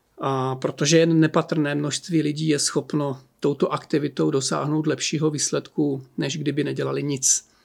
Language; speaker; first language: Czech; native; Czech